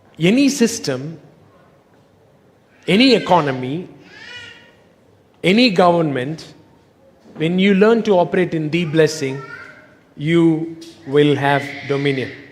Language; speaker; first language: English; non-native, local second language; Tamil